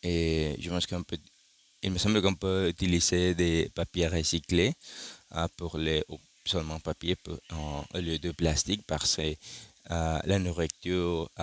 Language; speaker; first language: French; non-native, learner; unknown